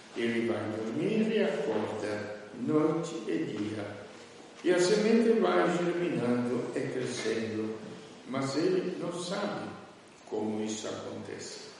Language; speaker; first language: Portuguese; non-native, fluent; Italian